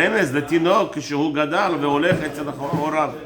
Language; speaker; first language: Hebrew; early bilingual, heritage; English